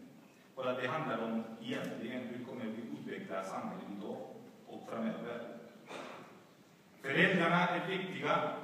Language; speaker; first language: Swedish; non-native, fluent; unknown